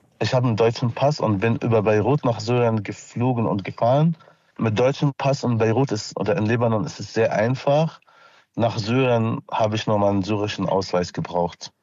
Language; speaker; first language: German; non-native, fluent; Arabic